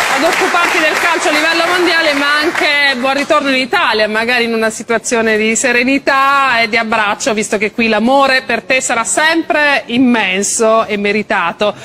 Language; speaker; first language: Italian; native; Italian